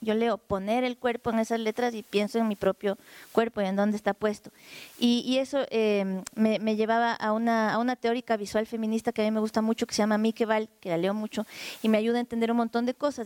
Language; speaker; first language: Spanish; native; Spanish